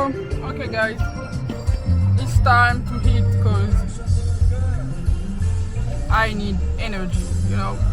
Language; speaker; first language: English; non-native, learner; Haitian Creole